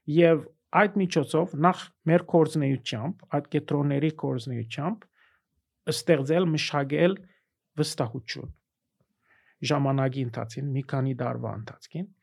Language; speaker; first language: Armenian; early bilingual, heritage; Armenian